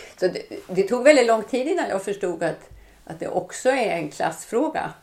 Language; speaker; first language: Swedish; native; Swedish